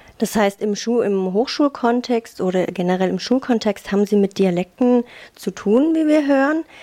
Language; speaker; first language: German; native; German